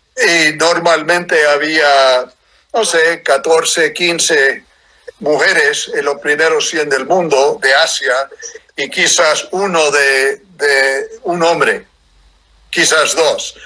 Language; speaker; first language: Spanish; non-native, fluent; English